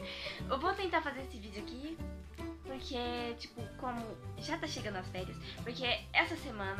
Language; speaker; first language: Portuguese; early bilingual, heritage; Portuguese